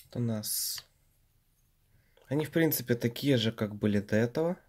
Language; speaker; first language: Russian; native; Russian